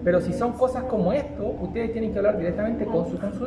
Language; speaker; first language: Spanish; native; Spanish